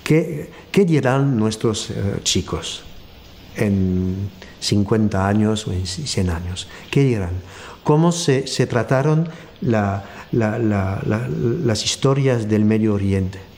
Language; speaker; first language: Spanish; non-native, fluent; French